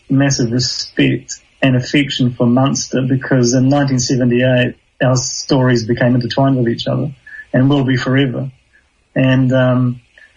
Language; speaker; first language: English; native; English